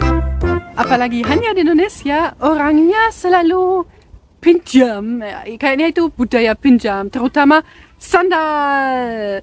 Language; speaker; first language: Indonesian; non-native, fluent; German